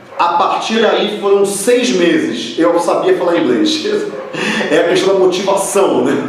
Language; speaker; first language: Portuguese; native; Portuguese